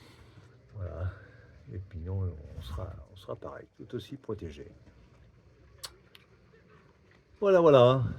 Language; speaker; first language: French; native; French